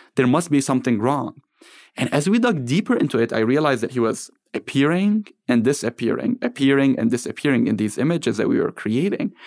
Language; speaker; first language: English; non-native, fluent; Arabic